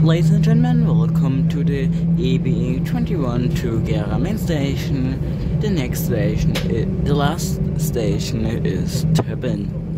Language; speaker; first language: English; non-native, learner; German